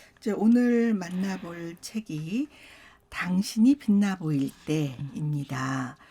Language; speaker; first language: Korean; native; Korean